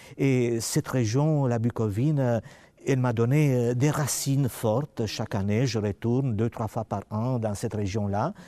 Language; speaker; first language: French; non-native, fluent; Romanian